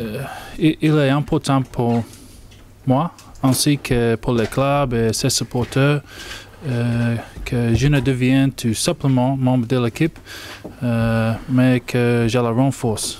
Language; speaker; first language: French; non-native, learner; English